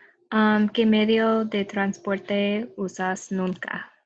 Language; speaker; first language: Spanish; non-native, learner; English